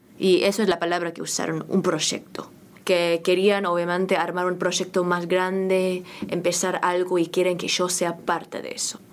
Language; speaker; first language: Spanish; early bilingual, other home language; Korean